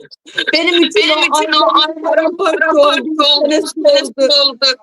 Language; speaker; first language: Turkish; non-native, learner; Turkmen